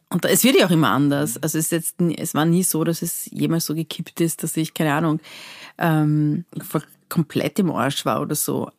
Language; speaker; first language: German; early bilingual, other home language; Persian